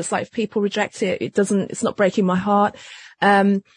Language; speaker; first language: English; native; English